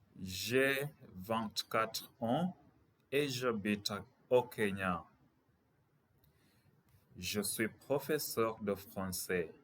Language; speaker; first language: French; non-native, fluent; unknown